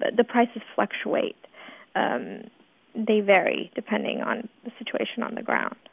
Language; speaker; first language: English; early bilingual, other home language; Persian